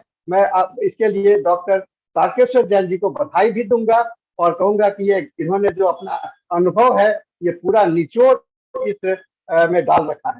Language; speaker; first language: Hindi; native; Hindi